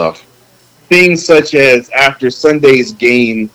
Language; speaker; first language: English; native; English